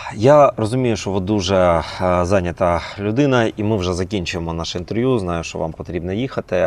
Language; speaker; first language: Ukrainian; native; Ukrainian